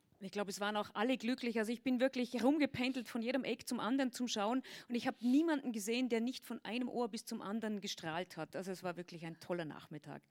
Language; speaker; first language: German; native; German